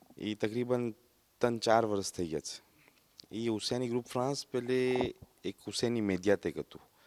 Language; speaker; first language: Gujarati; early bilingual, heritage; Gujarati